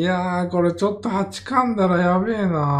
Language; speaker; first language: Japanese; native; Japanese